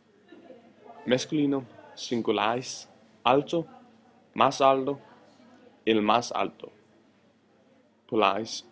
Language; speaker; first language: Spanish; non-native, learner; Danish